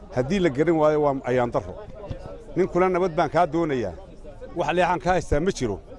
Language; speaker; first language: Somali; native; Somali